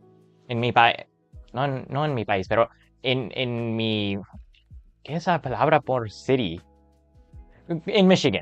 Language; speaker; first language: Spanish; non-native, learner; English